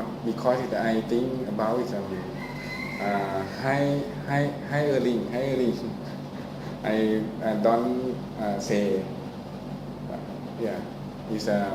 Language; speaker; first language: English; non-native, learner; Thai